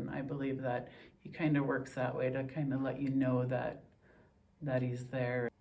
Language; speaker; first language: English; native; English